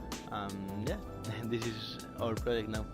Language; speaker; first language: English; non-native, fluent; Spanish